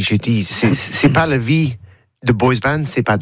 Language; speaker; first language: French; non-native, learner; English